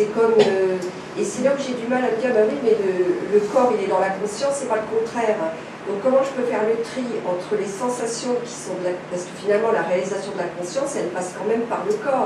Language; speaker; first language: French; native; French